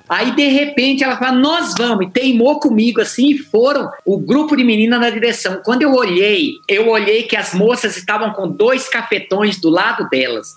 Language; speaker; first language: Portuguese; native; Portuguese